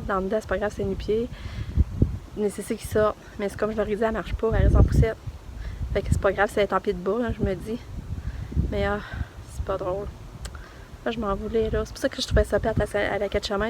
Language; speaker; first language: French; native; French